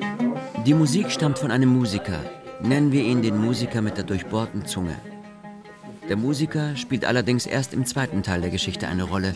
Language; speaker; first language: German; native; German